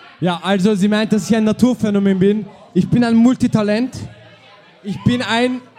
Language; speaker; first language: German; early bilingual, other home language; Turkish